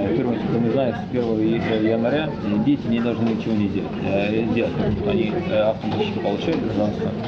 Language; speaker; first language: Russian; non-native, local second language; Estonian